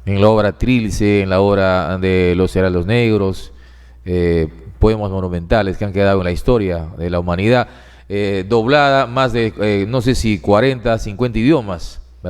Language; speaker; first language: Spanish; native; Spanish